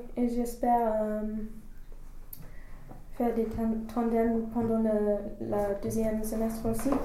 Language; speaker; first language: French; non-native, fluent; English